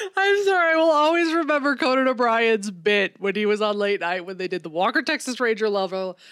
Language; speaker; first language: English; native; English